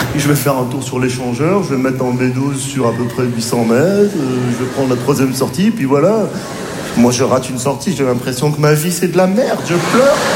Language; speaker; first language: French; native; French